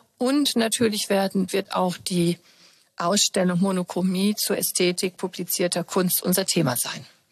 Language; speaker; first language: German; native; German